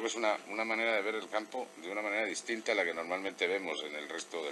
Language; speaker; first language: Spanish; native; Spanish